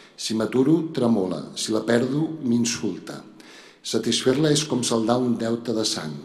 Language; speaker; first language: Catalan; native; Catalan